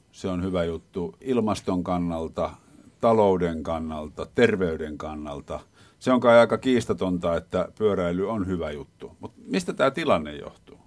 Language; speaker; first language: Finnish; native; Finnish